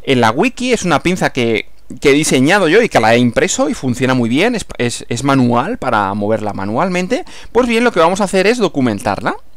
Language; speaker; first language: Spanish; native; Spanish